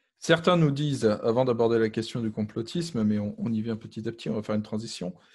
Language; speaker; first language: French; native; French